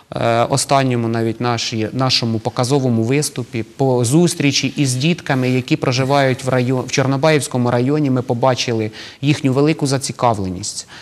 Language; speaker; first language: Ukrainian; native; Ukrainian